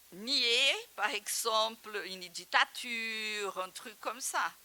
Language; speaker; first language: French; non-native, fluent; Portuguese